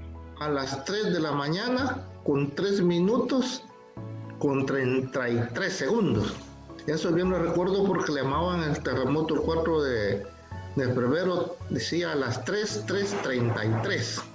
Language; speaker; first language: Spanish; native; Spanish